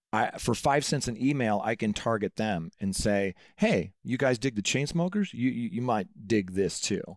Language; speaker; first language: English; native; English